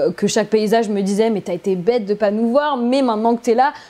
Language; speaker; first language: French; native; French